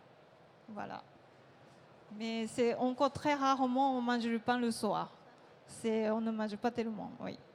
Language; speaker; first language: French; non-native, fluent; Japanese